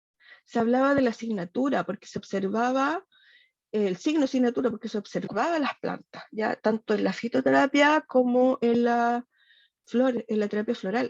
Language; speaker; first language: Spanish; native; Spanish